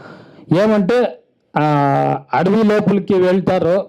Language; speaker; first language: Telugu; non-native, learner; Kannada